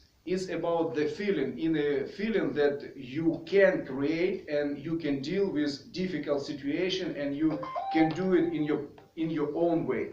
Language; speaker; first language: English; non-native, fluent; Ukrainian